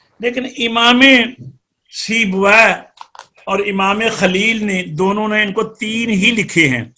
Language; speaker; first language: Urdu; non-native, local second language; Punjabi